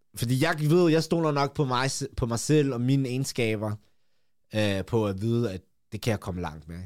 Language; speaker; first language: Danish; early bilingual, other home language; Kurdish